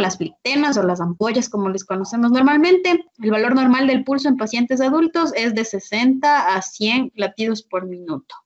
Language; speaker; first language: Spanish; native; Spanish